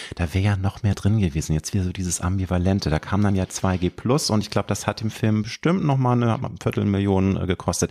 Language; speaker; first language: German; native; German